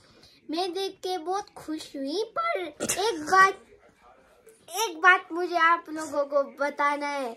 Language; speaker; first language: Hindi; non-native, local second language; Nepali